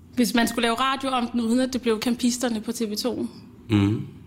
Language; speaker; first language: Danish; early bilingual, other home language; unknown